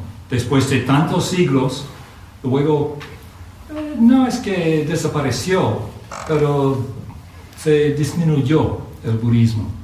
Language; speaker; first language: Spanish; non-native, fluent; English